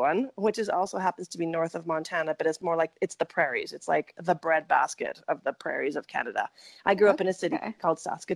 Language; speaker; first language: English; native; English